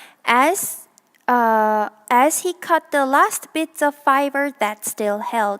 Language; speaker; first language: English; non-native, fluent; Korean